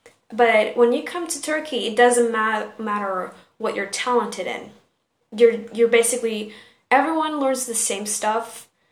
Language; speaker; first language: English; non-native, fluent; Turkish